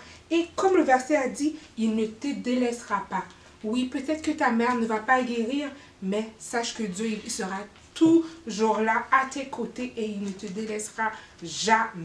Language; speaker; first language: French; native; French